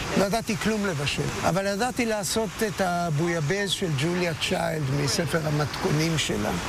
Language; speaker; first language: Hebrew; native; Hebrew